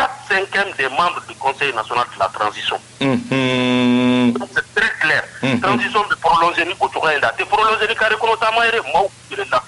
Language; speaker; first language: French; non-native, local second language; Bambara